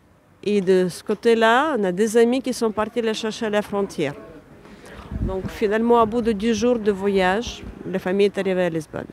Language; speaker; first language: French; non-native, fluent; Ukrainian